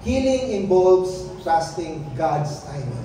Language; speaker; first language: English; non-native, local second language; Filipino